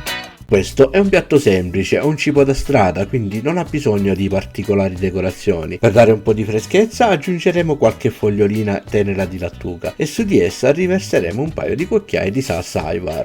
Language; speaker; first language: Italian; native; Italian